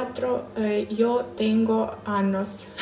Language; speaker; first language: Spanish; non-native, learner; Russian